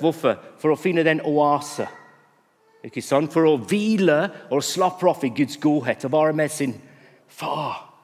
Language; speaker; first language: Norwegian; non-native, fluent; English